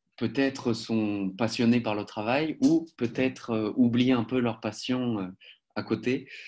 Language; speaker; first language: French; native; French